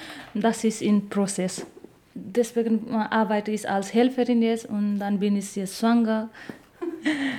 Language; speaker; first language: German; non-native, learner; Nepali